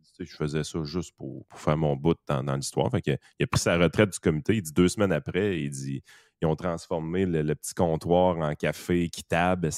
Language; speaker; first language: French; native; French